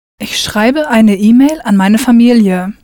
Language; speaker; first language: German; non-native, learner; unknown